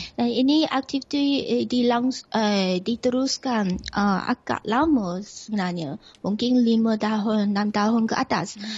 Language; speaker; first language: Malay; non-native, fluent; Chinese